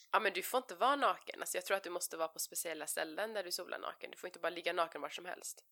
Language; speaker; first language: Swedish; early bilingual, other home language; Persian